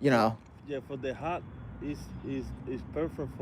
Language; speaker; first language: English; non-native, learner; Spanish